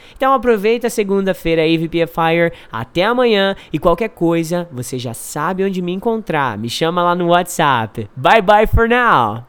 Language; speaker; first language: Portuguese; native; Portuguese